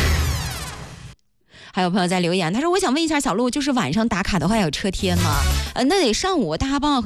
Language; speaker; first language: Chinese; native; Chinese